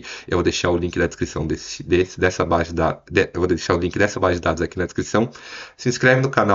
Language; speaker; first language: Portuguese; native; Portuguese